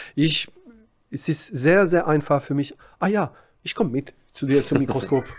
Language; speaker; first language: German; non-native, fluent; French